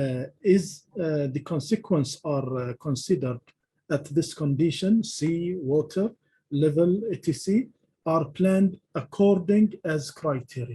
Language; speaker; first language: English; non-native, fluent; Arabic